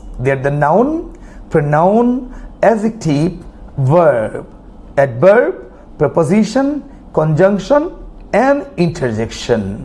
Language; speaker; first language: English; non-native, local second language; Bangla